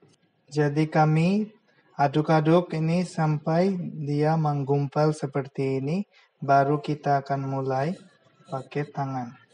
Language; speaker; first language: Indonesian; non-native, fluent; Bangla